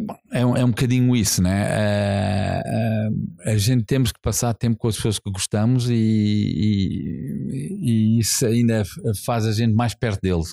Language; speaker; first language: Portuguese; non-native, fluent; English